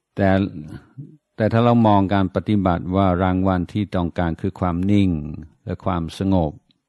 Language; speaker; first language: Thai; non-native, fluent; English